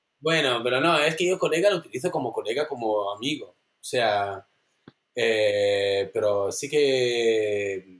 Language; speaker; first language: Spanish; non-native, fluent; Italian